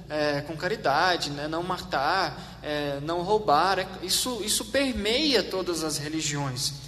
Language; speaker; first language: Portuguese; native; Portuguese